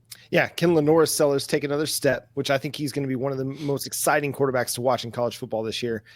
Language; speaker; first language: English; native; English